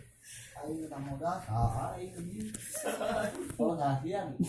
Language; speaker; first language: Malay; non-native, local second language; Sundanese